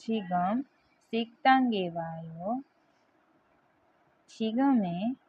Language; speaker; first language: Korean; non-native, fluent; Hindi